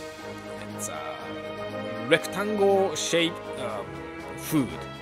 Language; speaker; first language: English; non-native, learner; Japanese